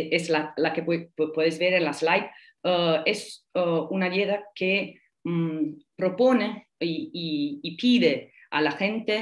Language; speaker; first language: Spanish; non-native, fluent; Italian